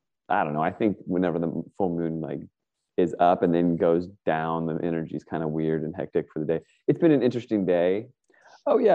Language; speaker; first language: English; native; English